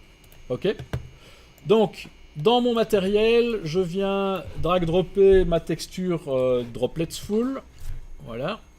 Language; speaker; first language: French; native; French